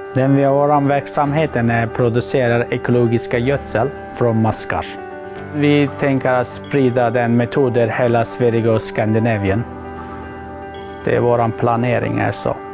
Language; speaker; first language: Swedish; non-native, learner; Turkish